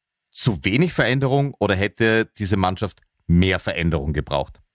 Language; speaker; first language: German; native; German